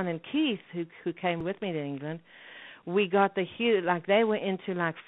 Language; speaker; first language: English; native; English